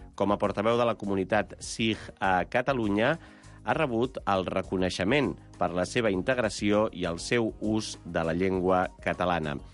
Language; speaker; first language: Catalan; native; Catalan